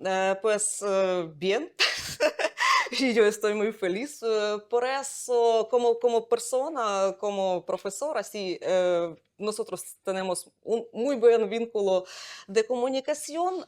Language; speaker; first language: Spanish; non-native, fluent; Ukrainian